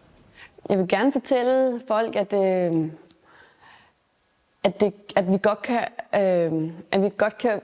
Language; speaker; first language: Danish; native; Danish